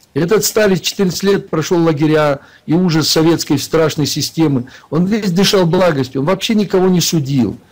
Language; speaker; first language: Russian; native; Russian